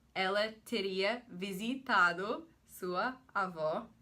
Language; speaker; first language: Portuguese; non-native, fluent; English